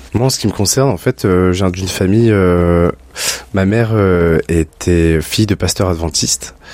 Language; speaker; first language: French; native; French